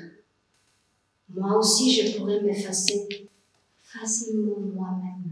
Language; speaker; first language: French; non-native, fluent; Spanish